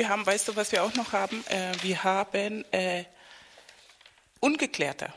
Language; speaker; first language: German; non-native, fluent; Spanish